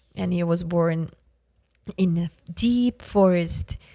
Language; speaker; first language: English; non-native, fluent; Yakut